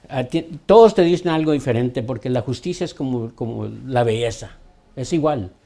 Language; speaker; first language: Spanish; early bilingual, other home language; English